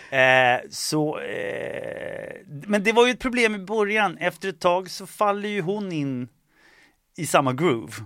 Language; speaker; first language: Swedish; early bilingual, other home language; Estonian